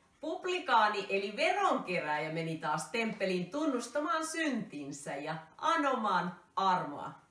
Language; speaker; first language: Finnish; native; Finnish